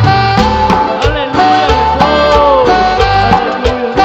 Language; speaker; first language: Spanish; non-native, local second language; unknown